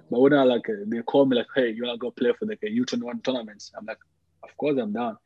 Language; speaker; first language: English; early bilingual, other home language; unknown